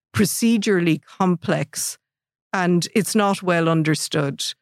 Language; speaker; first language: English; native; English